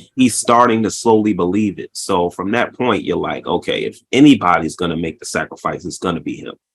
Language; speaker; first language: English; native; English